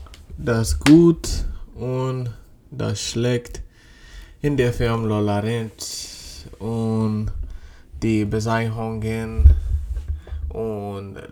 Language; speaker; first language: German; non-native, learner; English